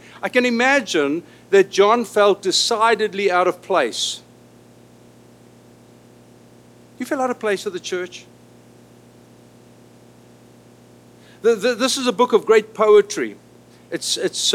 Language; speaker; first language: English; non-native, local second language; Afrikaans